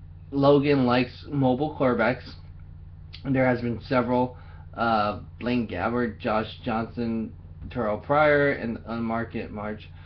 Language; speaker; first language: English; native; English